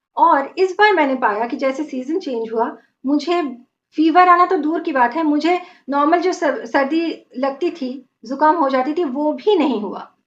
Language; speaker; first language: Hindi; non-native, local second language; Bangla